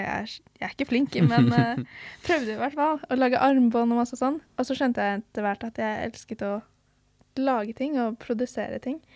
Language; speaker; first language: Norwegian; early bilingual, other home language; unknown